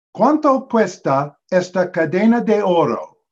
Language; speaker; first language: Spanish; non-native, learner; English